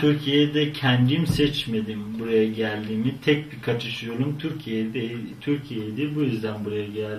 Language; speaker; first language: Turkish; non-native, fluent; Persian